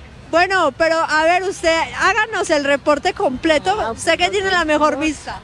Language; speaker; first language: Spanish; native; Spanish